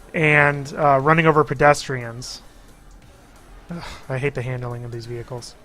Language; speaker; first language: English; native; English